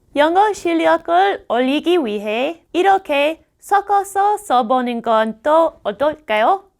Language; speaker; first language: Korean; non-native, fluent; English